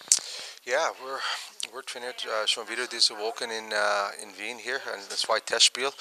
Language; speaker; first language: German; non-native, learner; English